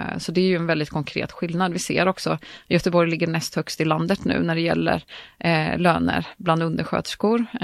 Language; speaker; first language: Swedish; native; Swedish